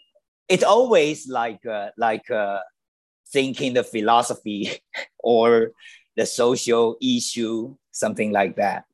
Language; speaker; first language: English; non-native, learner; Chinese